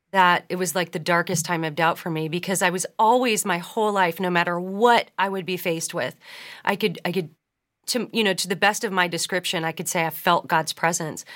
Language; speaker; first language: English; native; English